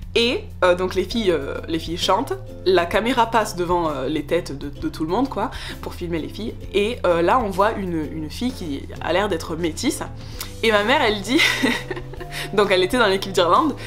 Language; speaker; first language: French; native; French